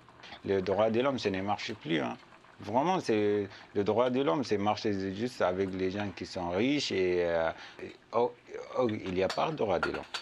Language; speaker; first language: French; non-native, learner; Arabic